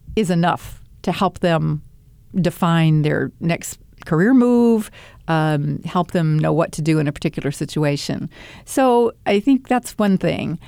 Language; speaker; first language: English; native; English